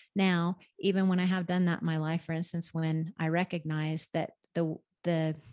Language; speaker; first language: English; native; English